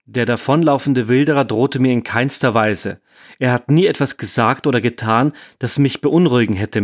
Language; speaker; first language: German; native; German